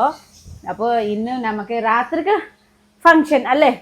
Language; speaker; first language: Malayalam; non-native, fluent; Nepali